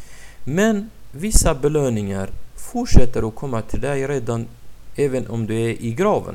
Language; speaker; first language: Swedish; non-native, fluent; Arabic